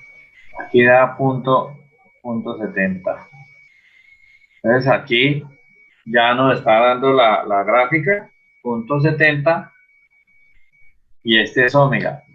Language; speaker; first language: Spanish; native; Spanish